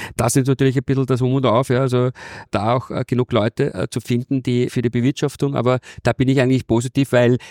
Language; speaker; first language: German; native; German